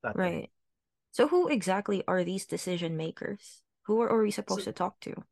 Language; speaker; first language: English; non-native, local second language; Filipino